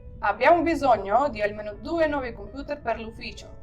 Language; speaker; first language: Italian; non-native, fluent; Ukrainian